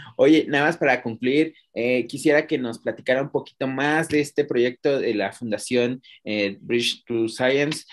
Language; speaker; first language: Spanish; native; Spanish